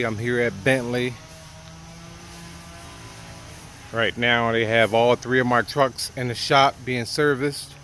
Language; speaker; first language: English; native; English